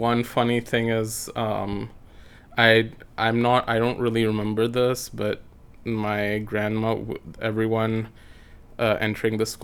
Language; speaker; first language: English; native; English